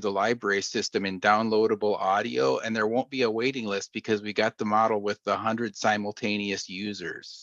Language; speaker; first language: English; native; English